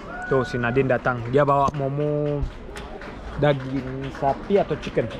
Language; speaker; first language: Indonesian; early bilingual, heritage; German